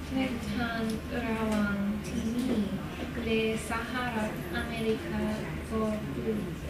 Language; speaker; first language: Thai; non-native, learner; English